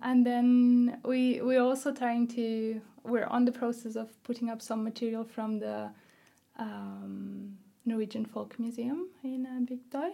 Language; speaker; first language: English; non-native, fluent; Spanish